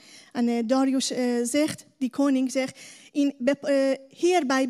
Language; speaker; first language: Dutch; non-native, learner; Persian